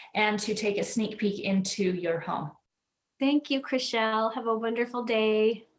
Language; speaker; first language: English; non-native, fluent; Danish